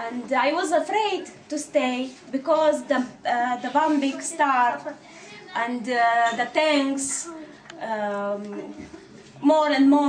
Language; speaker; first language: English; non-native, learner; Arabic